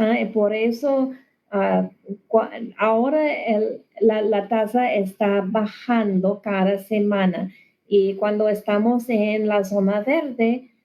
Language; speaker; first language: Spanish; non-native, learner; English